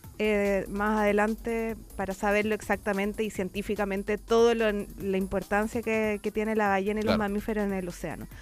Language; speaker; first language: Spanish; native; Spanish